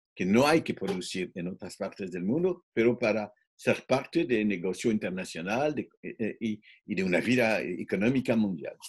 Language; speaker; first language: Spanish; non-native, fluent; French